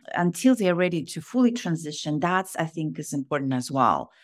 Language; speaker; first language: English; non-native, fluent; Russian